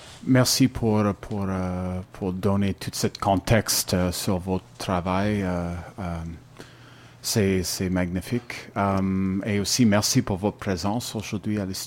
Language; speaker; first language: French; non-native, learner; English